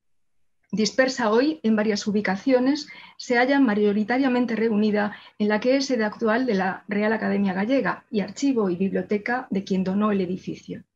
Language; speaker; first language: Spanish; native; Spanish